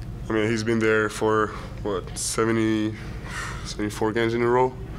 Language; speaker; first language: English; non-native, fluent; French